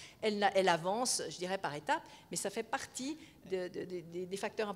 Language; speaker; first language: French; native; French